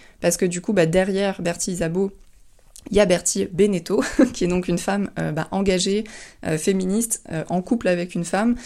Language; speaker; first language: French; native; French